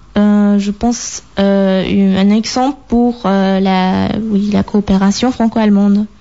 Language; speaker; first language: French; non-native, fluent; German